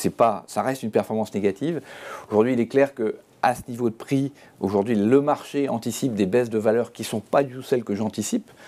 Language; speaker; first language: French; native; French